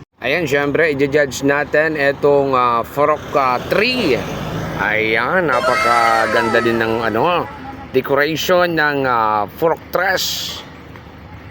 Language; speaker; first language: Filipino; non-native, local second language; Bikol